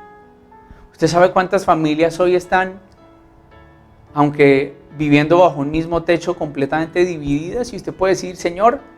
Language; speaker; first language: Spanish; native; Spanish